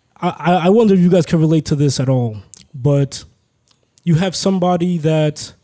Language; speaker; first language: English; early bilingual, other home language; Spanish